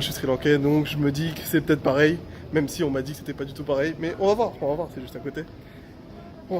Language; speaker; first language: French; native; French